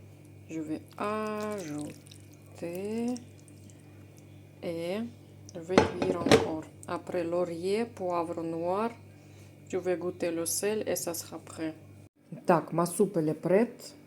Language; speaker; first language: French; non-native, fluent; Russian